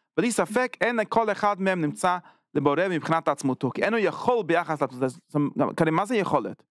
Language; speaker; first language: Hebrew; non-native, fluent; English